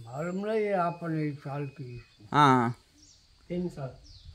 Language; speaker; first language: Hindi; non-native, local second language; Gujarati